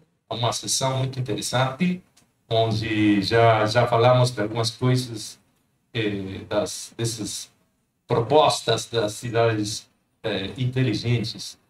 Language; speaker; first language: Portuguese; non-native, fluent; Spanish